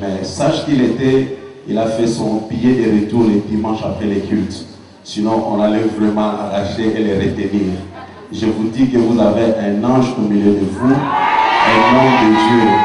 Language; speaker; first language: French; non-native, local second language; Lingala